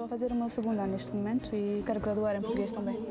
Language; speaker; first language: Portuguese; early bilingual, heritage; Konkani